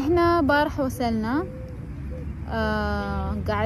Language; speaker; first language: Arabic; non-native, fluent; Persian